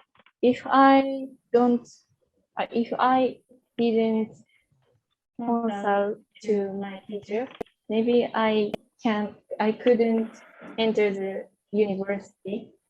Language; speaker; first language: English; non-native, learner; Japanese